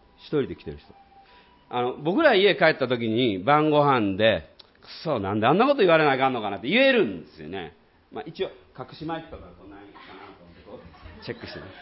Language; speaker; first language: Japanese; native; Japanese